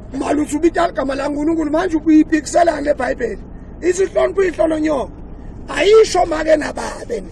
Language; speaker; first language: Zulu; non-native, local second language; Swati